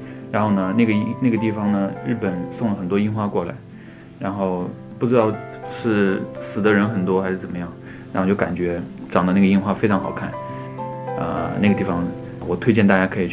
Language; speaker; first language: Chinese; native; Chinese